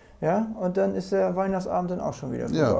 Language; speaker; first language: German; native; German